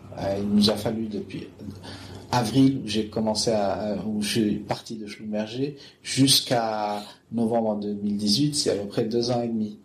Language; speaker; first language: French; non-native, local second language; Arabic